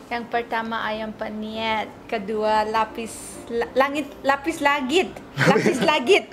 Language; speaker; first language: Indonesian; non-native, fluent; Manipuri